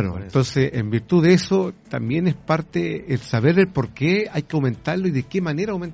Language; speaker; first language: Spanish; native; Spanish